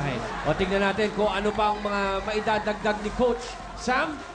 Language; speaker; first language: Filipino; native; Filipino